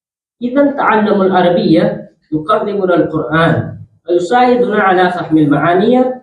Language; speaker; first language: Arabic; non-native, learner; Urdu